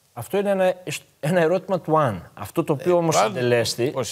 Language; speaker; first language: Greek; native; Greek